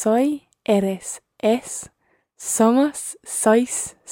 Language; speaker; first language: Spanish; non-native, learner; English